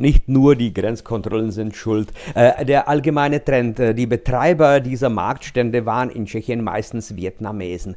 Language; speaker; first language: German; non-native, fluent; Czech